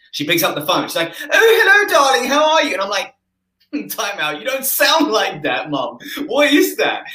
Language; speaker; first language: English; native; English